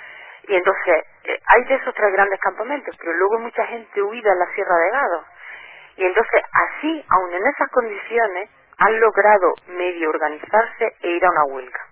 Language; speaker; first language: Spanish; native; Spanish